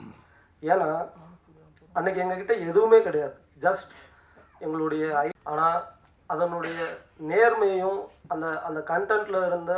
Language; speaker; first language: Tamil; native; Tamil